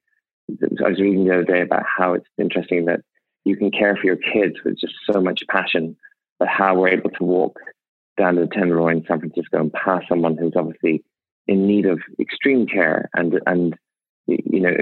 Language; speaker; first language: English; native; English